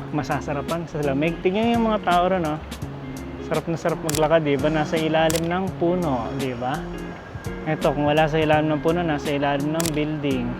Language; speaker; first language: Filipino; native; Filipino